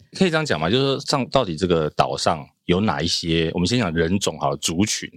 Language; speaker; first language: Chinese; native; Chinese